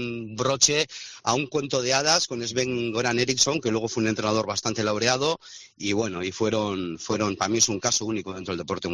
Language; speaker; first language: Spanish; native; Spanish